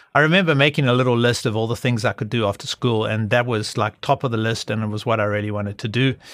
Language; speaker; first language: English; native; English